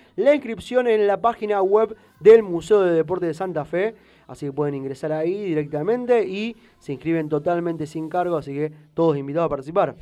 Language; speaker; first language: Spanish; native; Spanish